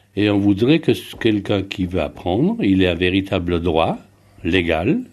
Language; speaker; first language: French; native; French